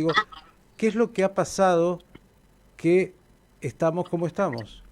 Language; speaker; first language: Spanish; native; Spanish